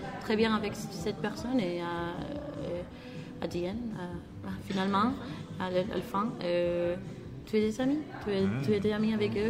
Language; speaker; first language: French; non-native, learner; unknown